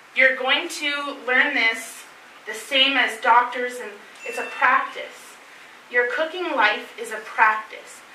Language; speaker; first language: English; native; English